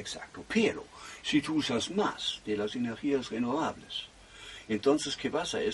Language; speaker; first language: Spanish; non-native, fluent; German